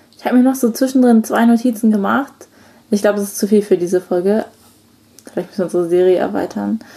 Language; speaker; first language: German; early bilingual, other home language; Chinese